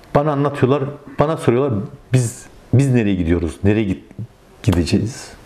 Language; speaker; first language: Turkish; native; Turkish